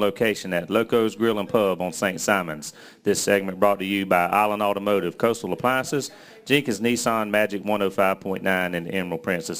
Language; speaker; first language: English; native; English